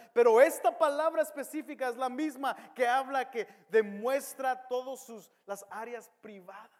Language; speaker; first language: Spanish; early bilingual, heritage; Spanish